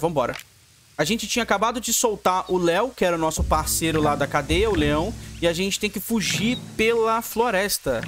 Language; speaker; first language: Portuguese; native; Portuguese